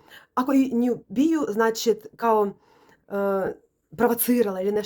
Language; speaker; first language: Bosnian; non-native, learner; Russian